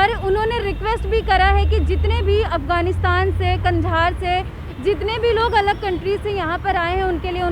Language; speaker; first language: Hindi; native; Hindi